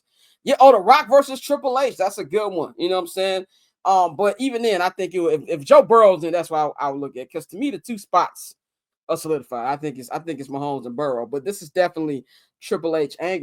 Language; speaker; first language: English; native; English